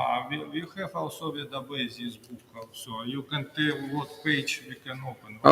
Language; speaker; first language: English; non-native, learner; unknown